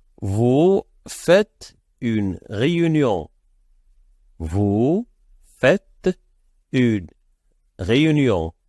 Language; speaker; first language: French; non-native, fluent; Arabic